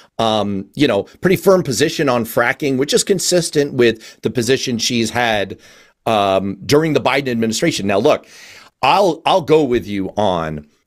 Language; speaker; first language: English; native; English